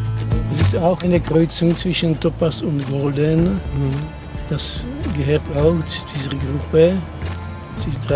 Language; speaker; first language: German; non-native, fluent; Czech